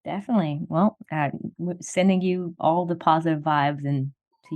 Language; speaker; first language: English; native; English